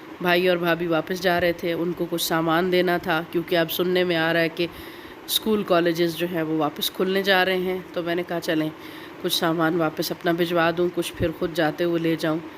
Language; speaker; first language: Urdu; non-native, local second language; Punjabi